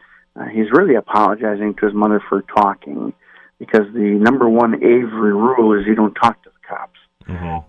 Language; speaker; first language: English; native; English